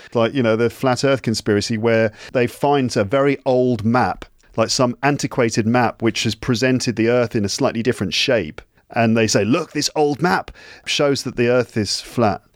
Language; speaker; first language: English; native; English